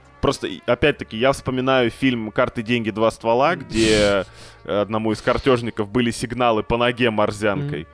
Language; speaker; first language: Russian; native; Russian